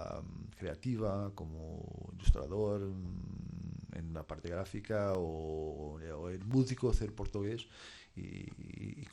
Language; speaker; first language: Spanish; non-native, fluent; Portuguese